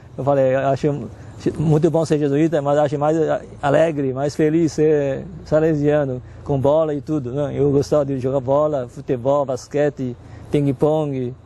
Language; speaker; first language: Portuguese; non-native, fluent; Chinese